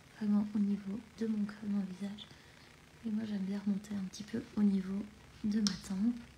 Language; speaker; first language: French; native; French